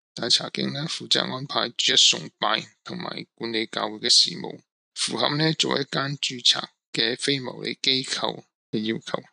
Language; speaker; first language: Cantonese; non-native, local second language; Min Nan Chinese